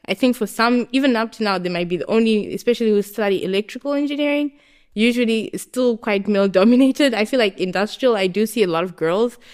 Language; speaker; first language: English; non-native, local second language; Shona